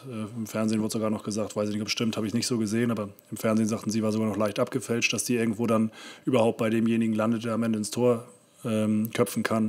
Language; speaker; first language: German; native; German